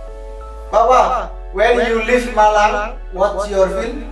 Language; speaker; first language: English; non-native, learner; Indonesian